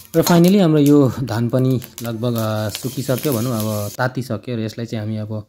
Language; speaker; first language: Nepali; non-native, local second language; Limbu